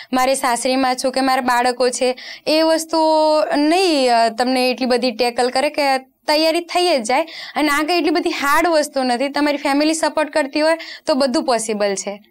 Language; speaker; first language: Gujarati; non-native, local second language; Rajasthani